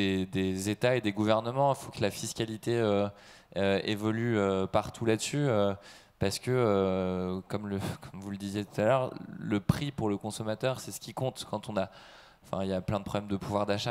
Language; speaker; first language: French; native; French